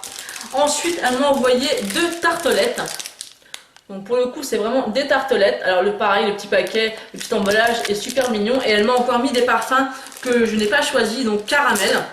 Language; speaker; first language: French; native; French